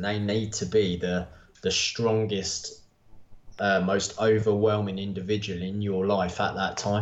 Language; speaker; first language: English; native; English